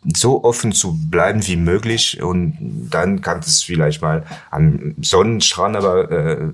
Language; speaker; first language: German; non-native, learner; French